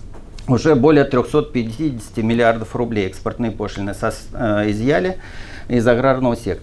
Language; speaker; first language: Russian; native; Russian